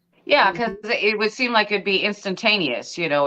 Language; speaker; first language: English; native; English